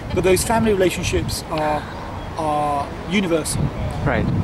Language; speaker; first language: English; native; English